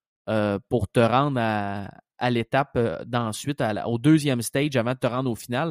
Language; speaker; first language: French; native; French